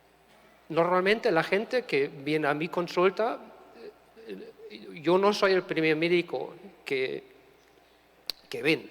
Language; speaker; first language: Spanish; non-native, fluent; German